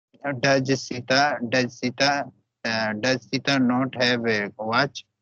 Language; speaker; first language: English; non-native, learner; Hindi